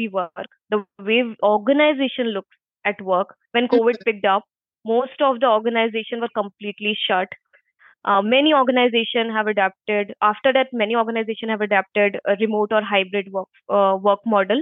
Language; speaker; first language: English; non-native, local second language; Hindi